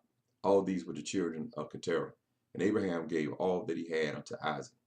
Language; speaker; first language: English; native; English